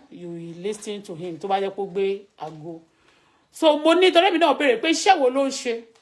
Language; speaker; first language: Yoruba; native; Yoruba